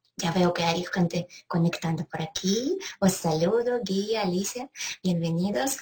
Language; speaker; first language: Spanish; non-native, fluent; Ukrainian